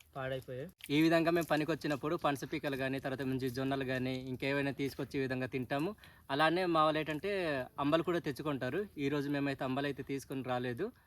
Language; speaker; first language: Telugu; non-native, local second language; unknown